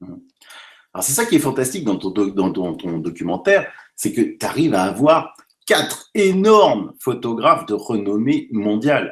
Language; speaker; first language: French; native; French